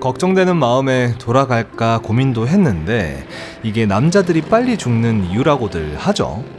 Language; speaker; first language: Korean; native; Korean